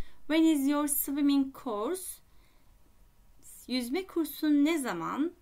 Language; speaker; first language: English; non-native, fluent; Turkish